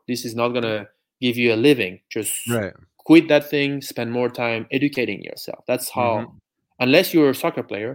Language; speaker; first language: English; non-native, fluent; French